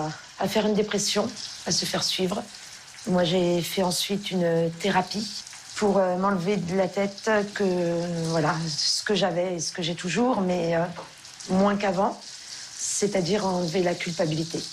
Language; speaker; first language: French; native; French